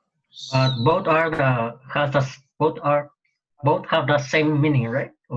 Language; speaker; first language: English; non-native, learner; Spanish